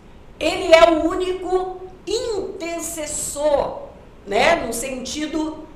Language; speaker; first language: Portuguese; native; Portuguese